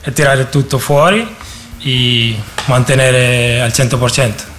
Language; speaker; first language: Italian; non-native, learner; Spanish